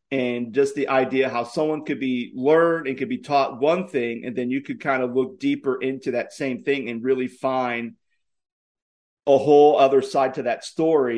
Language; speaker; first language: English; native; English